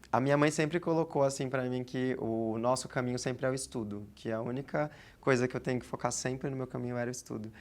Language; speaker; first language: Portuguese; native; Portuguese